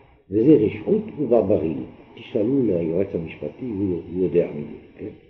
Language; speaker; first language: Hebrew; non-native, fluent; French